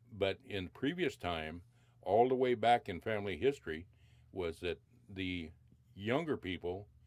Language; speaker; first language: English; native; English